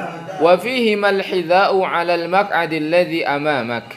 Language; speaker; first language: Arabic; non-native, fluent; Indonesian